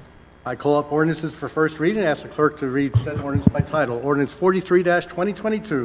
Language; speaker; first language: English; native; English